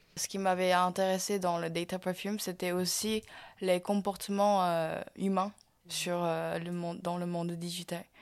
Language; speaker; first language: French; non-native, fluent; Korean